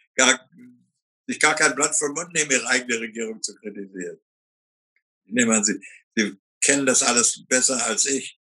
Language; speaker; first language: German; native; German